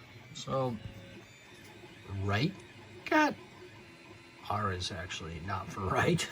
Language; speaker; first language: English; native; English